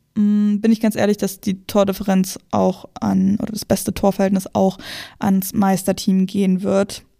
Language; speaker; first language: German; native; German